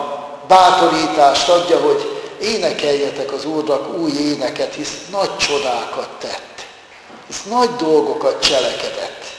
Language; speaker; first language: Hungarian; native; Hungarian